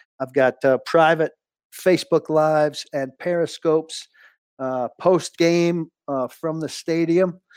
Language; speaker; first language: English; native; English